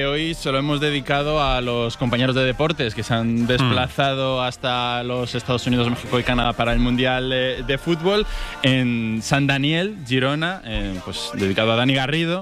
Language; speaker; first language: Spanish; native; Spanish